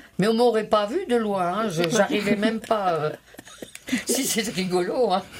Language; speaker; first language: French; early bilingual, other home language; Italian